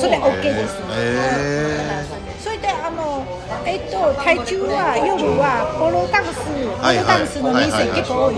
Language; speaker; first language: Japanese; non-native, fluent; Chinese